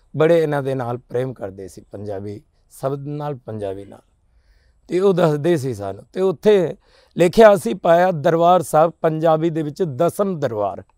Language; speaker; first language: Punjabi; non-native, local second language; Hindi